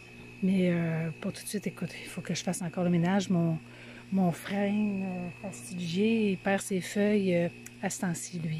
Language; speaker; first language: French; native; French